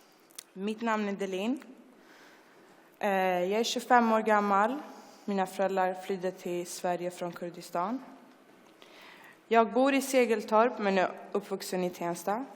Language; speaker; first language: Swedish; early bilingual, other home language; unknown